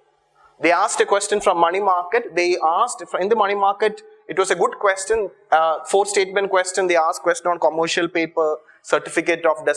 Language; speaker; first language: English; non-native, local second language; Malayalam